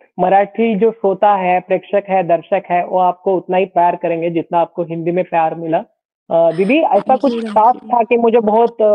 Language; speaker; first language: Hindi; non-native, local second language; Marathi